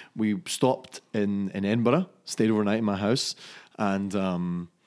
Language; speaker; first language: English; native; English